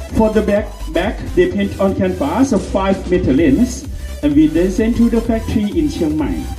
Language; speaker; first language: English; non-native, fluent; Thai